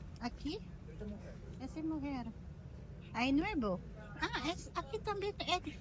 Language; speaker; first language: Spanish; non-native, learner; Filipino